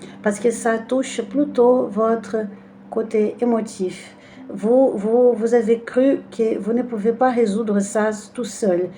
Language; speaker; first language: French; non-native, fluent; Portuguese